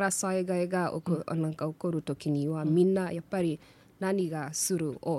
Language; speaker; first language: Japanese; non-native, learner; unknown